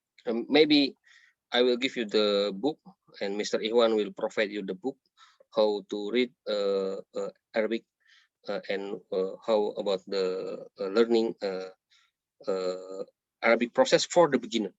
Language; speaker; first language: English; non-native, learner; Indonesian